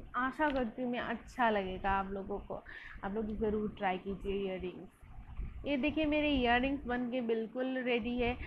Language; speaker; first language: Hindi; non-native, local second language; Bangla